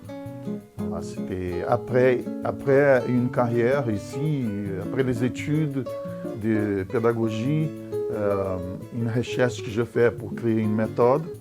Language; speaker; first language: French; non-native, fluent; Portuguese